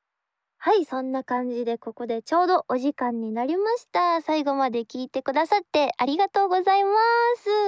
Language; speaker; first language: Japanese; native; Japanese